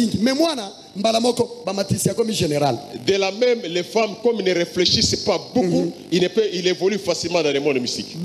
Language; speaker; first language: French; non-native, local second language; Lingala